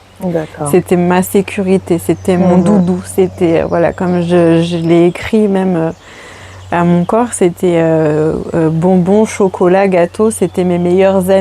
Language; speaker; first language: French; native; French